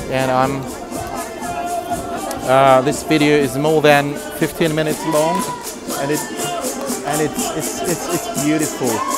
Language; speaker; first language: English; non-native, fluent; Russian